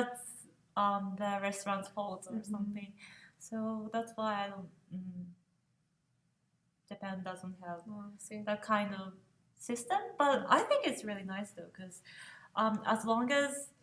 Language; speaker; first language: English; non-native, fluent; Japanese